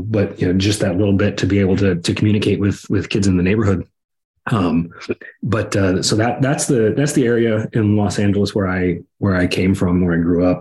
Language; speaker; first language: English; native; English